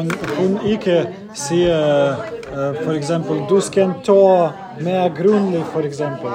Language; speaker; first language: Danish; non-native, learner; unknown